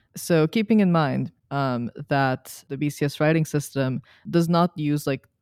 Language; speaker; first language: English; early bilingual, other home language; Serbian